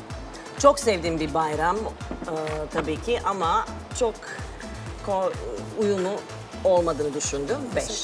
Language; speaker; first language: Turkish; non-native, fluent; Serbian